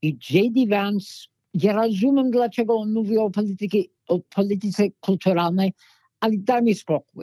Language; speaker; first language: Polish; non-native, fluent; English